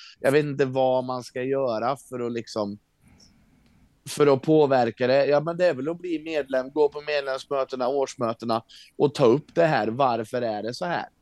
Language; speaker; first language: Swedish; native; Swedish